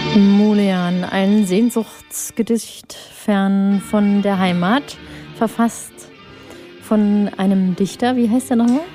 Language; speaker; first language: German; native; German